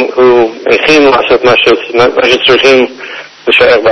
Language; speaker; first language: Hebrew; non-native, fluent; English